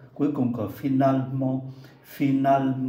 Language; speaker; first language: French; non-native, fluent; Vietnamese